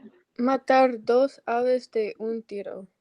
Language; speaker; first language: Spanish; non-native, learner; English